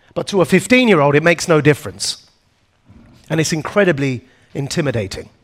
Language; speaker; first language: English; native; English